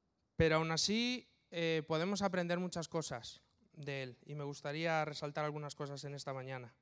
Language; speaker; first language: Spanish; native; Spanish